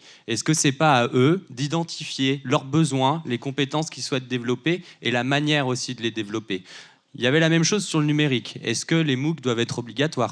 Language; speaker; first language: French; native; French